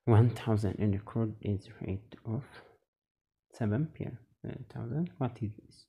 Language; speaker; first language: English; non-native, local second language; Amharic